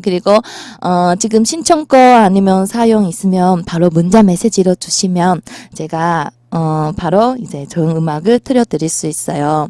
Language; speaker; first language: Korean; non-native, fluent; Chinese